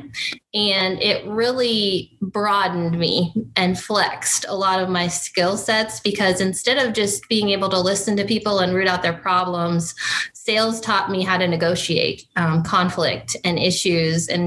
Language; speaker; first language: English; native; English